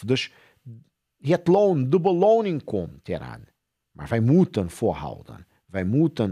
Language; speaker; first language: Dutch; non-native, fluent; Portuguese